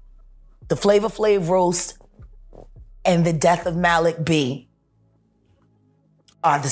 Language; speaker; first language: English; native; English